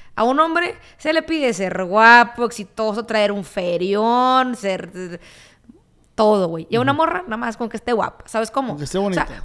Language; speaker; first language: Spanish; native; Spanish